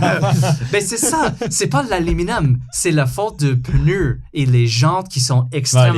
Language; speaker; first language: French; non-native, fluent; English